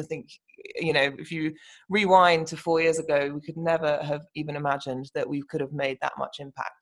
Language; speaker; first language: English; native; English